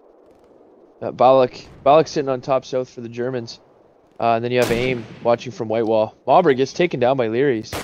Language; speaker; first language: English; native; English